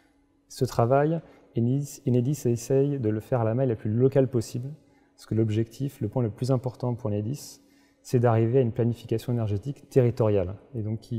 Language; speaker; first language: French; native; French